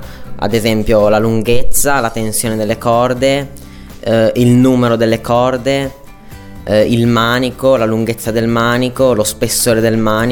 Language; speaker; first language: Italian; native; Italian